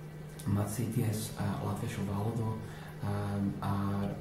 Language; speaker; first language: Latvian; non-native, learner; English